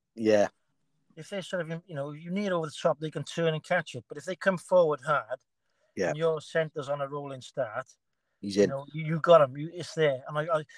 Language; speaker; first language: English; native; English